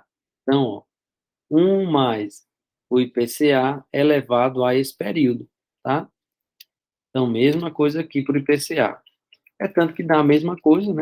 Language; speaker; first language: Portuguese; native; Portuguese